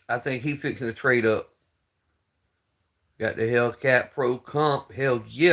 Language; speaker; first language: English; native; English